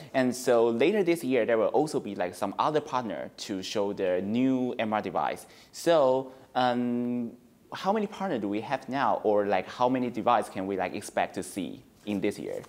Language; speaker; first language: English; non-native, fluent; Chinese